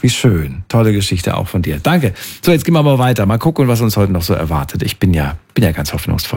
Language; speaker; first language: German; native; German